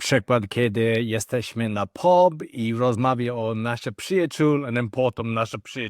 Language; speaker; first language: Polish; non-native, learner; English